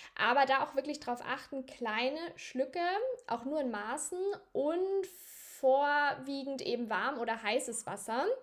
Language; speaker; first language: German; native; German